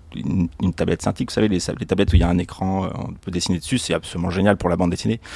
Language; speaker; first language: French; native; French